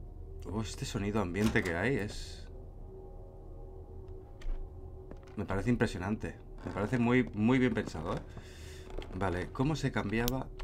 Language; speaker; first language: Spanish; native; Spanish